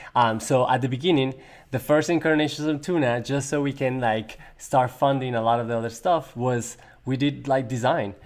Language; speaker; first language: English; non-native, fluent; Spanish